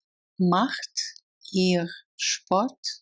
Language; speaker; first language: German; non-native, fluent; Russian